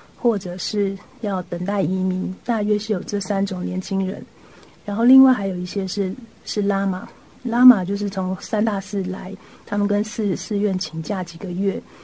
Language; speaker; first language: Chinese; native; Chinese